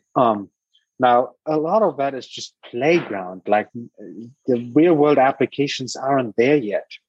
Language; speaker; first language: English; non-native, fluent; German